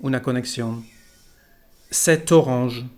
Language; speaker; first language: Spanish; non-native, fluent; French